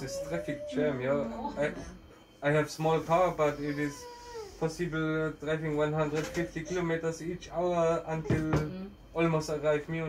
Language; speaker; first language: English; non-native, learner; German